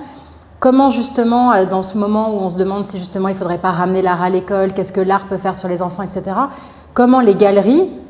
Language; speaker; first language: French; native; French